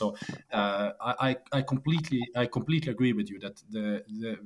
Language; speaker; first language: English; non-native, fluent; Norwegian